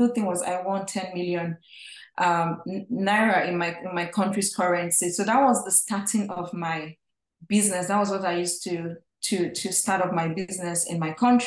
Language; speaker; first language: English; non-native, local second language; Igbo